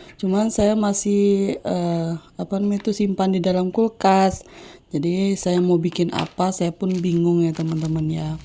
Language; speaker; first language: Indonesian; native; Indonesian